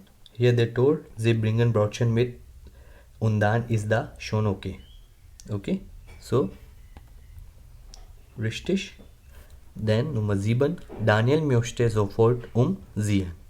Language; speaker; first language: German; non-native, learner; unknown